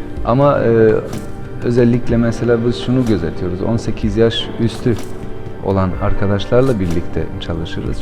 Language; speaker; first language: Turkish; non-native, fluent; Albanian